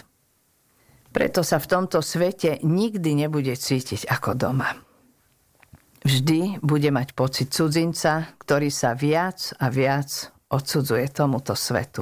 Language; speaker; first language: Slovak; native; Slovak